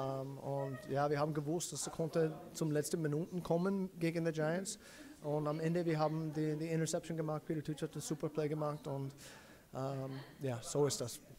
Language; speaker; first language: German; non-native, learner; English